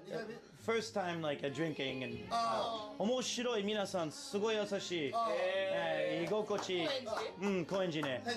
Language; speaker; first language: Japanese; non-native, learner; English